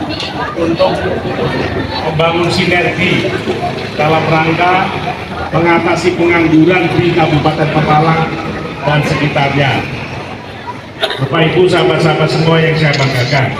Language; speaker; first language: Indonesian; native; Indonesian